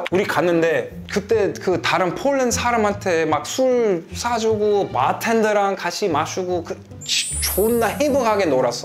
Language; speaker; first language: Korean; non-native, fluent; English